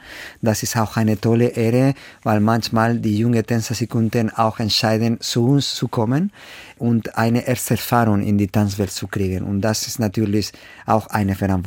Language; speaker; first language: German; non-native, fluent; Spanish